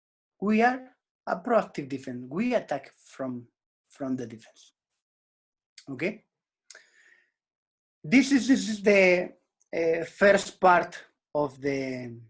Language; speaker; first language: English; non-native, learner; Spanish